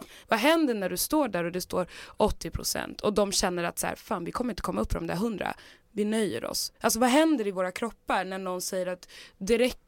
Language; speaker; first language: Swedish; native; Swedish